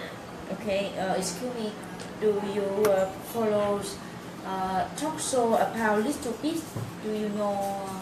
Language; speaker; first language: English; non-native, learner; Vietnamese